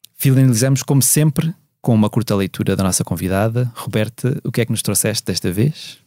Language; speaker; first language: Portuguese; native; Portuguese